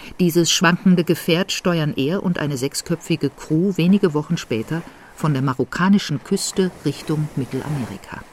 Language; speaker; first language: German; native; German